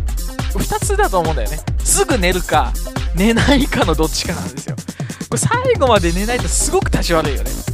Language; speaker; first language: Japanese; native; Japanese